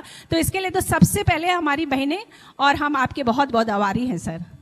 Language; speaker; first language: Hindi; native; Hindi